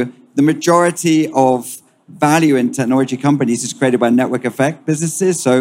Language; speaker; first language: English; native; English